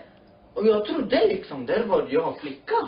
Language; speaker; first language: Swedish; non-native, learner; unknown